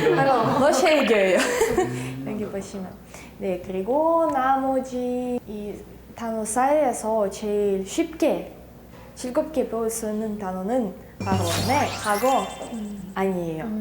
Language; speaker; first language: Korean; non-native, fluent; Russian